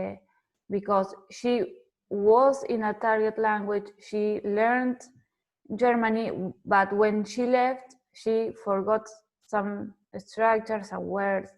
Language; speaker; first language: English; non-native, fluent; Spanish